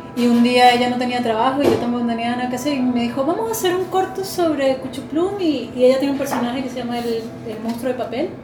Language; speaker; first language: Spanish; native; Spanish